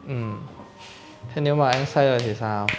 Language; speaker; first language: Vietnamese; non-native, fluent; Chinese